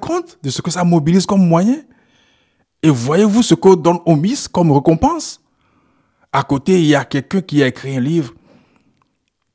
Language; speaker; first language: French; non-native, local second language; Ewe